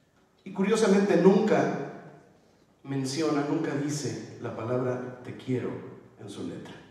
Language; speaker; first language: Spanish; native; Spanish